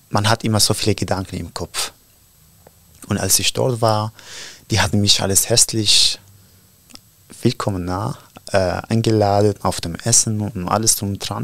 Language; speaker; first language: German; non-native, learner; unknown